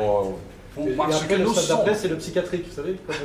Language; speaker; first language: French; native; French